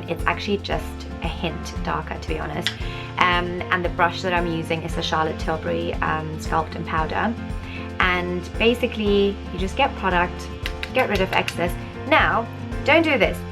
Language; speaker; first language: English; native; English